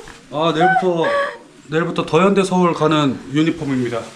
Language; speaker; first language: Korean; native; Korean